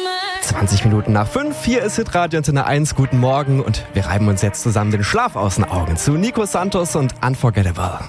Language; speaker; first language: German; native; German